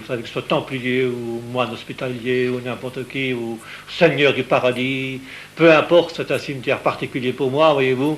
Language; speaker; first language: French; native; French